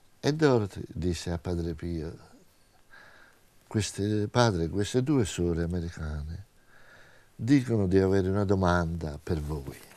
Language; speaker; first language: Italian; native; Italian